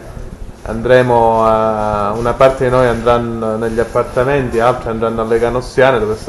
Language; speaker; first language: Italian; native; Italian